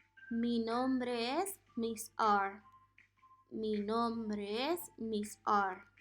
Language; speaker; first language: Spanish; non-native, fluent; English